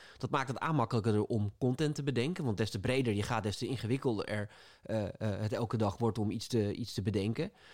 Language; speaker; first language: Dutch; native; Dutch